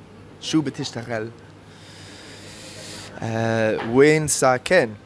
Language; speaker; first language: Arabic; non-native, learner; English